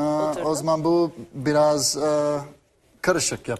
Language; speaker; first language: Turkish; non-native, learner; English